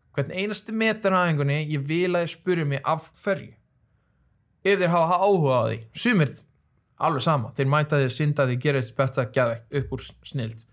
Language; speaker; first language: Icelandic; early bilingual, other home language; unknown